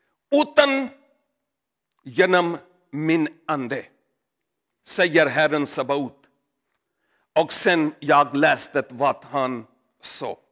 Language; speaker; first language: Swedish; non-native, learner; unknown